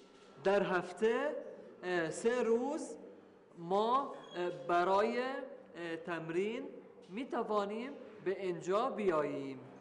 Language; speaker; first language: Persian; non-native, learner; Arabic